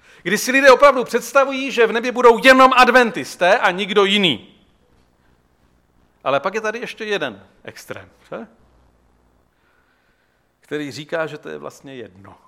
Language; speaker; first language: Czech; native; Czech